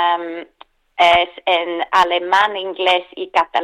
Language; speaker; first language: Spanish; non-native, fluent; English